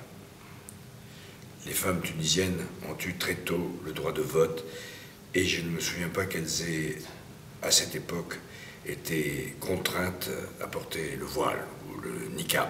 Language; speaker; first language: French; native; French